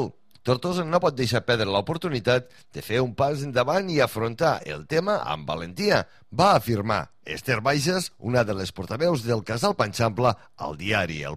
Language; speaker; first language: Catalan; native; Catalan